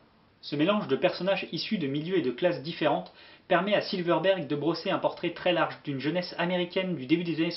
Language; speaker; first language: French; native; French